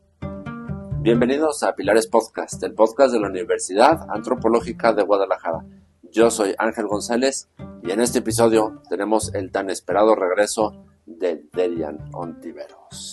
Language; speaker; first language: Spanish; native; Spanish